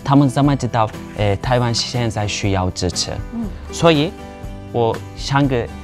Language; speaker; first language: Chinese; non-native, fluent; Turkish